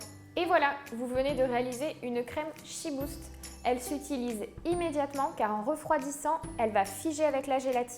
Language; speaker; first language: French; native; French